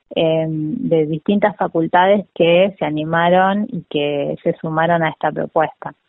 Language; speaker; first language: Spanish; native; Spanish